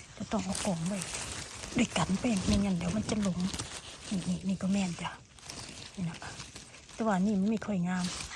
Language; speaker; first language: Thai; native; Thai